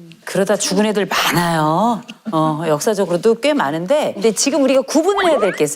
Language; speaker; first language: Korean; native; Korean